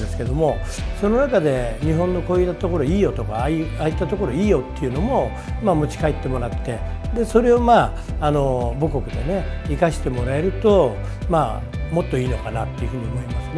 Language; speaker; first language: Japanese; native; Japanese